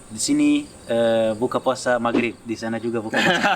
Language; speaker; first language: Indonesian; non-native, fluent; Arabic